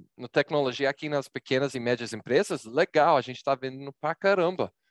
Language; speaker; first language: Portuguese; non-native, fluent; English